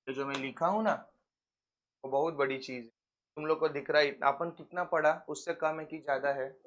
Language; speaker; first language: Hindi; non-native, local second language; Marathi